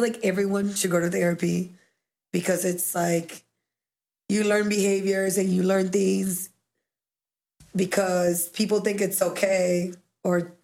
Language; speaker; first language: English; non-native, fluent; Spanish